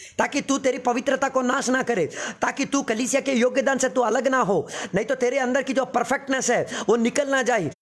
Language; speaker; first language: Hindi; non-native, local second language; Telugu